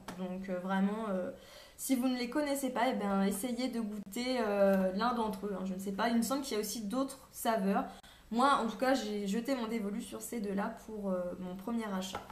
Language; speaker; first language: French; native; French